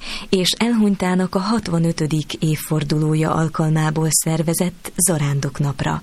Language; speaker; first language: Hungarian; native; Hungarian